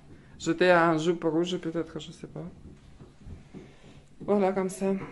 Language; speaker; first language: French; non-native, learner; Russian